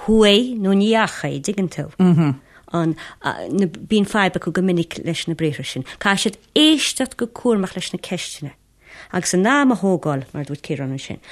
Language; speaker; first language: Irish; native; Irish